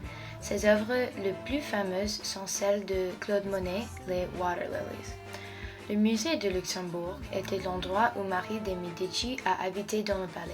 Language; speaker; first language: French; non-native, fluent; English